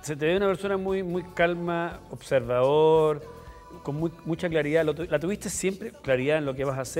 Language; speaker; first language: Spanish; native; Spanish